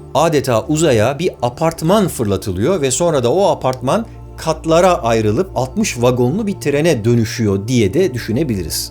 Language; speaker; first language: Turkish; native; Turkish